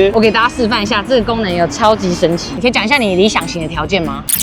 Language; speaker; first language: Chinese; native; Chinese